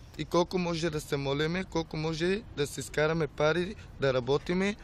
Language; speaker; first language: Bulgarian; non-native, local second language; Romany